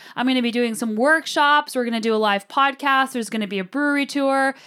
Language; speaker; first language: English; early bilingual, other home language; Arabic